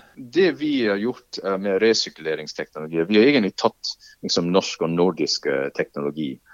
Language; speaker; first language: Norwegian; non-native, fluent; English